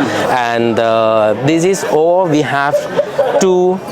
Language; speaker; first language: English; non-native, fluent; Lao